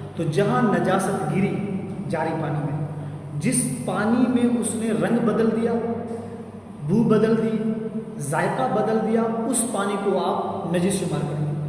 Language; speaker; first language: Urdu; non-native, local second language; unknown